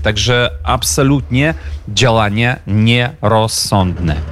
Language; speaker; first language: Polish; non-native, fluent; Ukrainian